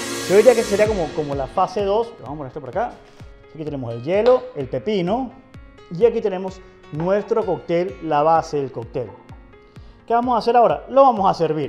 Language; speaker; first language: Spanish; native; Spanish